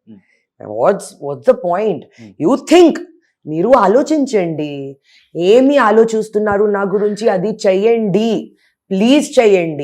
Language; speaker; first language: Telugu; non-native, local second language; Hindi